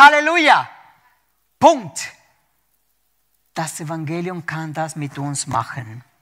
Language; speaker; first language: German; non-native, fluent; Spanish